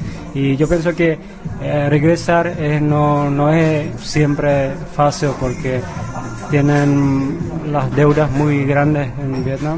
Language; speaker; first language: Spanish; non-native, fluent; Vietnamese